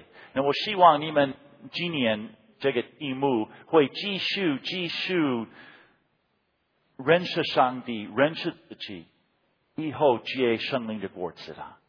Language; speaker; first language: Chinese; non-native, fluent; English